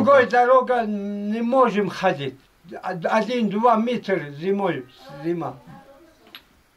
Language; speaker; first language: Russian; non-native, local second language; Uzbek